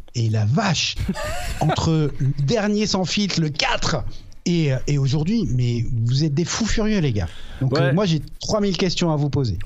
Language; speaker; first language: French; native; French